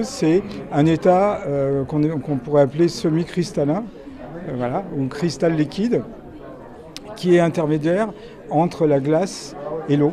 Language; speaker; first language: French; native; French